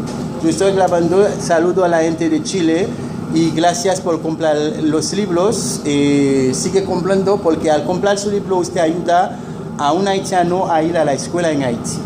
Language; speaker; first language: Spanish; non-native, fluent; Haitian Creole